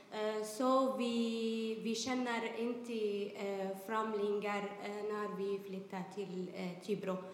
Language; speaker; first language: Swedish; non-native, learner; Arabic